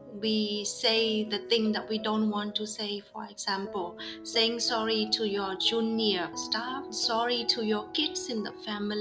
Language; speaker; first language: English; non-native, fluent; Vietnamese